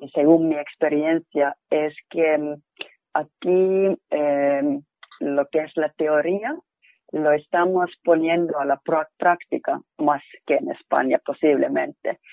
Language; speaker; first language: Spanish; non-native, fluent; Finnish